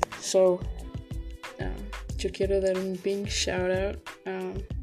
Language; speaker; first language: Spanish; early bilingual, heritage; Spanish